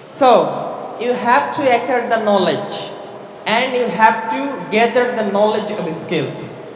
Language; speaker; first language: English; non-native, local second language; Bangla